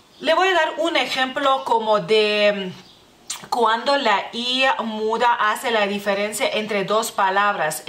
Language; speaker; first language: Spanish; non-native, fluent; Lithuanian